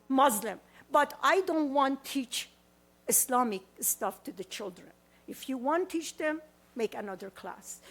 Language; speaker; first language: English; non-native, learner; Persian